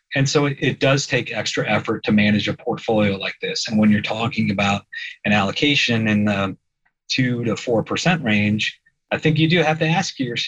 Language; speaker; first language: English; native; English